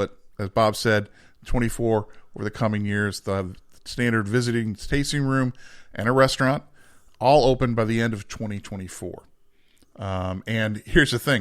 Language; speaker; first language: English; native; English